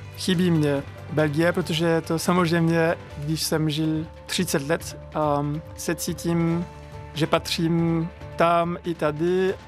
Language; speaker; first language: Czech; non-native, fluent; French